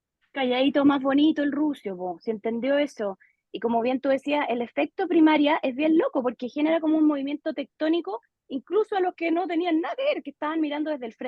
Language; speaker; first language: Spanish; native; Spanish